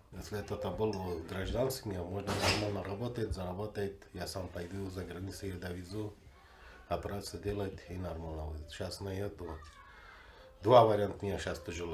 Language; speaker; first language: Russian; non-native, local second language; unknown